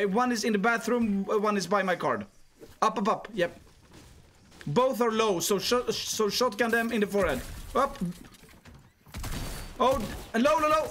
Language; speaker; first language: English; non-native, fluent; Swedish